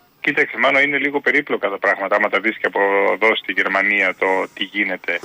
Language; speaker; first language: Greek; native; Greek